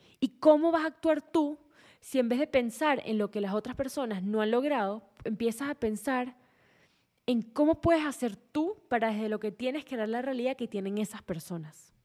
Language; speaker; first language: Spanish; native; Spanish